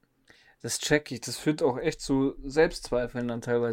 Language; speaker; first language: German; native; German